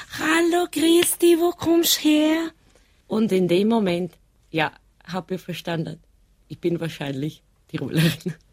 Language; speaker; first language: German; non-native, fluent; Russian